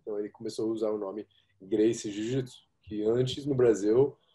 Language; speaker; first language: Portuguese; early bilingual, heritage; Portuguese